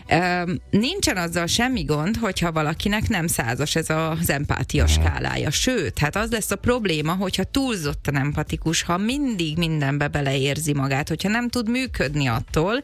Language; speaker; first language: Hungarian; native; Hungarian